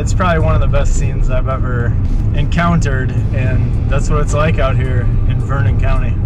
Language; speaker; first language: English; native; English